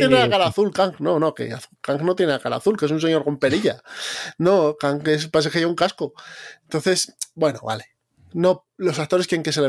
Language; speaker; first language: Spanish; native; Spanish